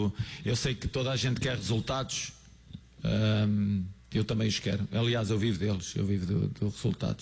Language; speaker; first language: Portuguese; native; Portuguese